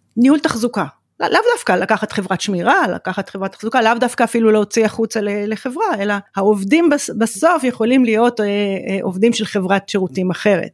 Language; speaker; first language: Hebrew; native; Hebrew